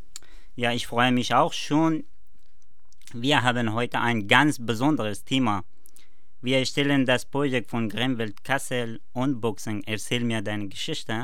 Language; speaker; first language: German; non-native, learner; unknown